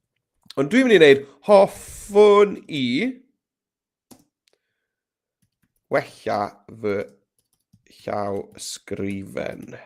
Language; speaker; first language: Welsh; native; Welsh